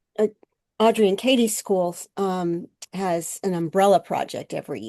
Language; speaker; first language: English; native; English